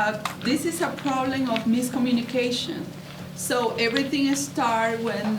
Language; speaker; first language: English; non-native, fluent; Spanish